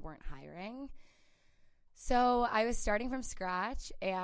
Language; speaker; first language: English; native; English